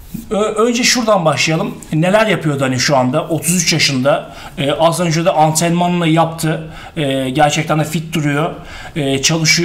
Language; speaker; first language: Turkish; native; Turkish